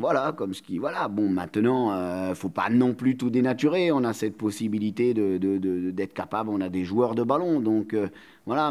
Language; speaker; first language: French; native; French